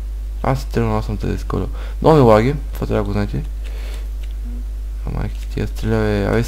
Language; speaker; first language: Bulgarian; native; Bulgarian